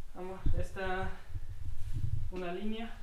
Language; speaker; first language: Spanish; non-native, learner; German